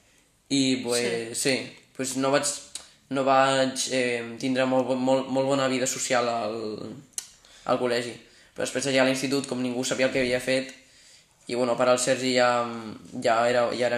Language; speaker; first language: Catalan; non-native, local second language; Spanish